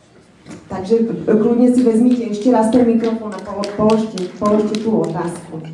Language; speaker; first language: Slovak; native; Slovak